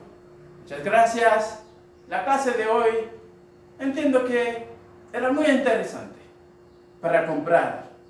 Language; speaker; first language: Spanish; non-native, fluent; Haitian Creole